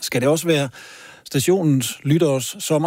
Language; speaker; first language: Danish; native; Danish